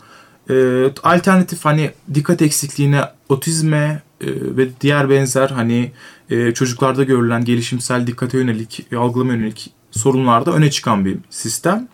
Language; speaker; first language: Turkish; native; Turkish